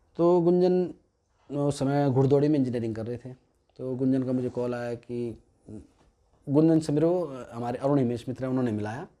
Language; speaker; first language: Hindi; non-native, local second language; Garhwali